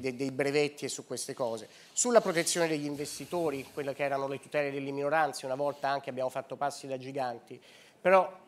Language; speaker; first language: Italian; native; Italian